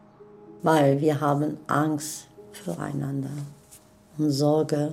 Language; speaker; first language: German; non-native, learner; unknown